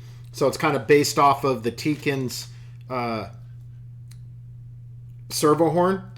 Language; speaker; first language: English; native; English